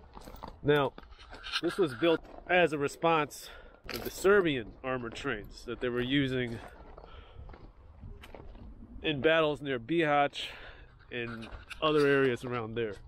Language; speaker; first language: English; native; English